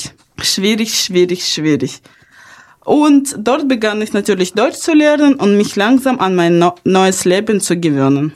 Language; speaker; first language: German; early bilingual, other home language; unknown